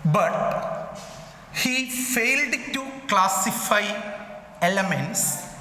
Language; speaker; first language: English; non-native, local second language; Malayalam